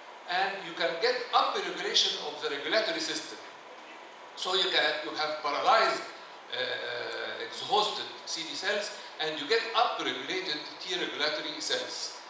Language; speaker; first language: English; non-native, fluent; Arabic